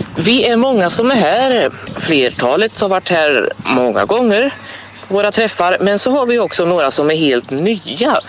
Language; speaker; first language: Swedish; native; Swedish